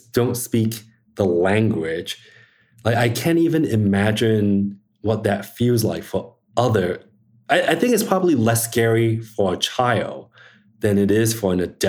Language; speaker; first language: English; early bilingual, other home language; Chinese